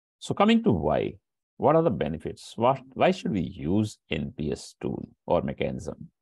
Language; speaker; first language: English; non-native, local second language; Hindi